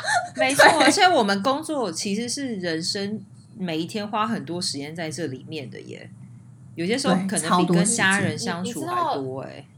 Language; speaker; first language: Chinese; native; Chinese